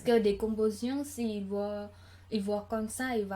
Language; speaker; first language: French; non-native, learner; Khmer